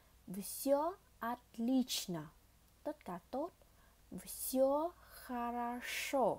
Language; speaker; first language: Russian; non-native, fluent; Vietnamese